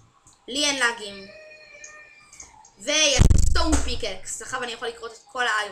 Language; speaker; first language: Hebrew; native; Hebrew